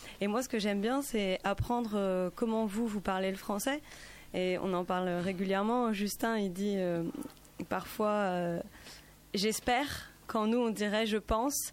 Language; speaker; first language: French; native; French